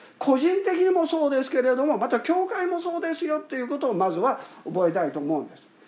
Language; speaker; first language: Japanese; native; Japanese